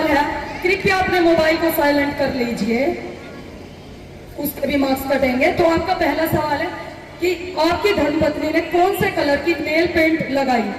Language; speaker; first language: Hindi; native; Hindi